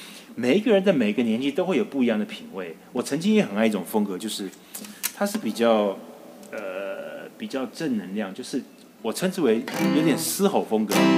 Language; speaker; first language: Chinese; native; Chinese